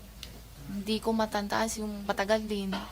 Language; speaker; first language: Filipino; non-native, learner; Chinese